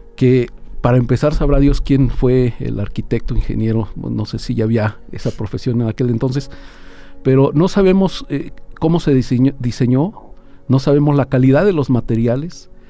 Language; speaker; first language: Spanish; native; Spanish